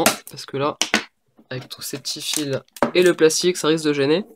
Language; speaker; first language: French; native; French